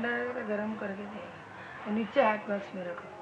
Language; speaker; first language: Hindi; non-native, local second language; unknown